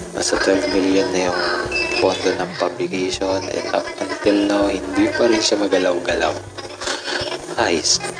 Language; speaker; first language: Filipino; native; Filipino